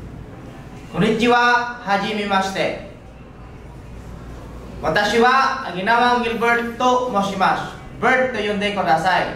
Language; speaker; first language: Japanese; non-native, learner; Filipino